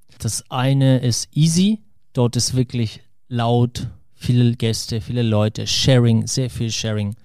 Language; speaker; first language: German; non-native, fluent; Russian